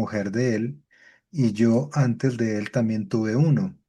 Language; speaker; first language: Spanish; native; Spanish